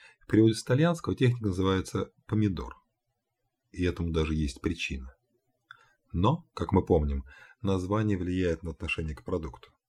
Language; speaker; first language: Russian; native; Russian